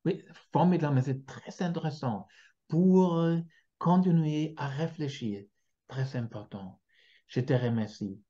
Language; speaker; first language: French; non-native, fluent; German